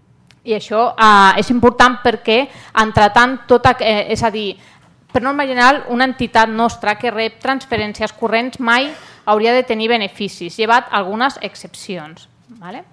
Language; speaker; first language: Catalan; native; Catalan